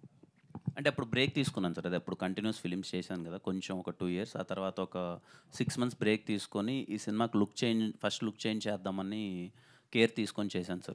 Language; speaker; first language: Telugu; native; Telugu